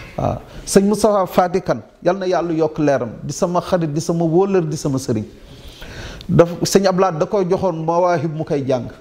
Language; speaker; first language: Wolof; native; Wolof